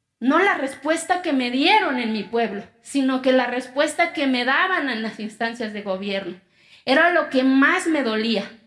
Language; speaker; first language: Spanish; non-native, local second language; Zapotec